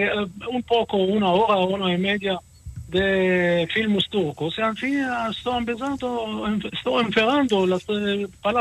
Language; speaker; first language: Spanish; early bilingual, heritage; Ladino